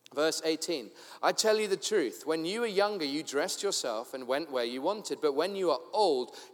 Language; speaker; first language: English; native; English